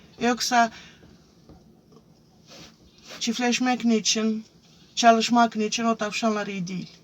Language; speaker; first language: Turkish; non-native, fluent; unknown